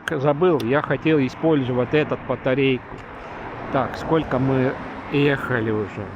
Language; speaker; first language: Russian; non-native, local second language; Estonian